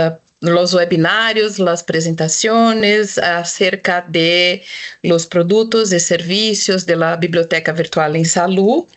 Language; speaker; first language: Spanish; non-native, local second language; Portuguese